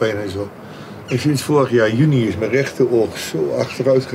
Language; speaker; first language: Dutch; native; Dutch